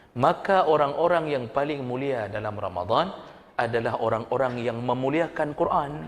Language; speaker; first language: Malay; non-native, local second language; Achinese